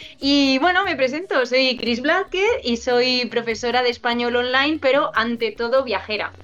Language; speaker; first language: Spanish; native; Spanish